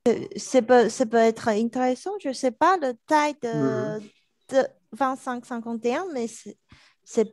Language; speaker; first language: French; non-native, learner; Chinese